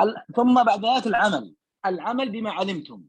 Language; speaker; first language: Arabic; native; Arabic